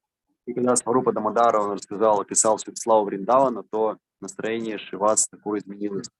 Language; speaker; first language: Russian; native; Russian